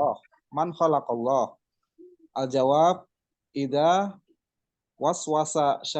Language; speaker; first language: Arabic; non-native, learner; Indonesian